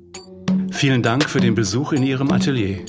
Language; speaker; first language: German; native; German